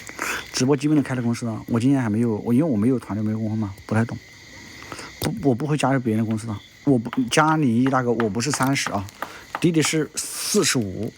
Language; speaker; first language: Chinese; native; Chinese